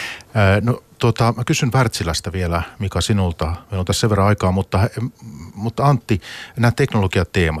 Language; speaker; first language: Finnish; native; Finnish